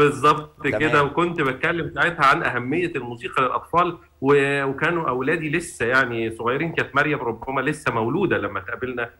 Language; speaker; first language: Arabic; native; Arabic